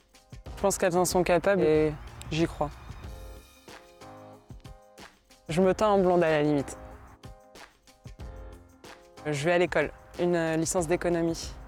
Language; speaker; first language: French; native; French